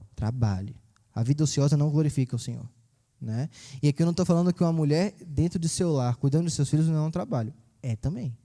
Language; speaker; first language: Portuguese; native; Portuguese